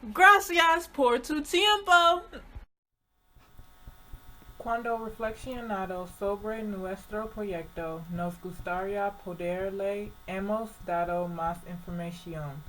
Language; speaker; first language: Spanish; non-native, learner; English